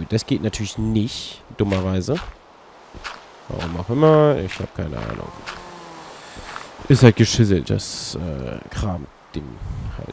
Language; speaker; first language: German; native; German